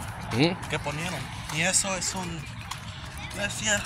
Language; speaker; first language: Spanish; early bilingual, heritage; Spanish